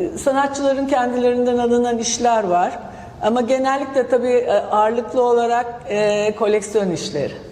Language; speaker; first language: Turkish; native; Turkish